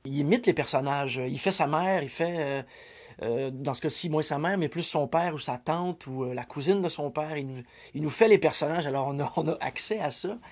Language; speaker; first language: French; native; French